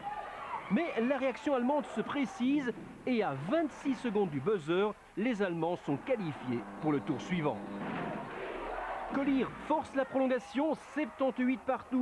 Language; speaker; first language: French; native; French